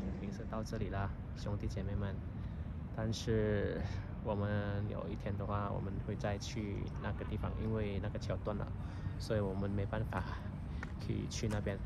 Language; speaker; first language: Chinese; early bilingual, heritage; Chinese